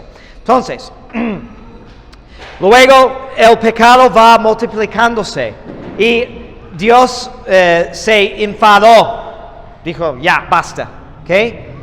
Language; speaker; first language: Spanish; non-native, fluent; English